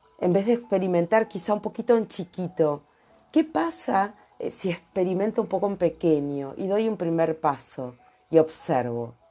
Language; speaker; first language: Spanish; native; Spanish